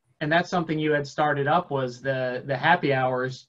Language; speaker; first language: English; native; English